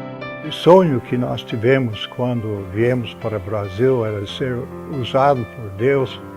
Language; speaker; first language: Portuguese; non-native, fluent; English